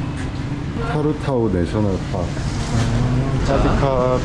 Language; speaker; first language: Thai; non-native, learner; Korean